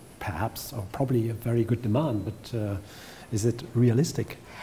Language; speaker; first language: English; non-native, fluent; German